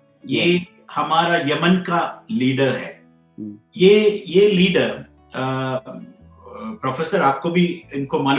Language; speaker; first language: Hindi; non-native, local second language; Malayalam